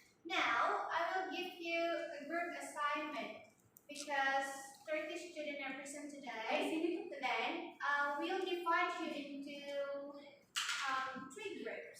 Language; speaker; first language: English; non-native, learner; Indonesian